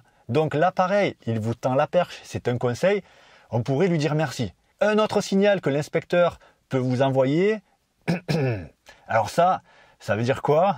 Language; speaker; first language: French; native; French